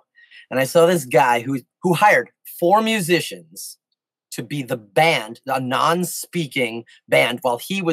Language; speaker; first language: English; native; English